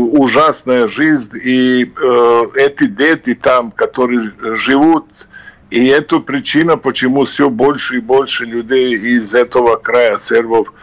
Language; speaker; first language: Russian; non-native, fluent; Serbian